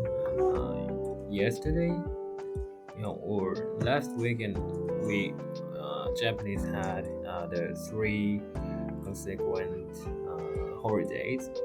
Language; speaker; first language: English; non-native, learner; Japanese